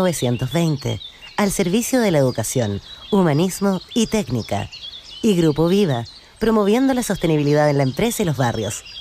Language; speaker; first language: Spanish; native; Spanish